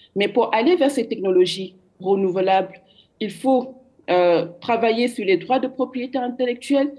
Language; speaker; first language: French; non-native, local second language; Wolof